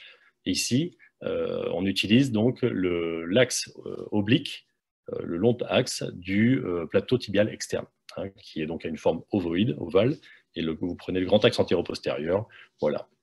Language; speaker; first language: French; native; French